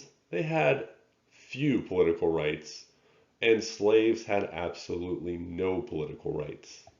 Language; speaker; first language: English; native; English